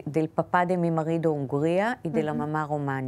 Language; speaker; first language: Spanish; non-native, fluent; Hebrew